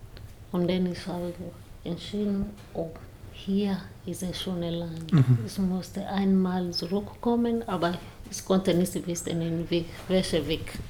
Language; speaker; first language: German; non-native, learner; Swahili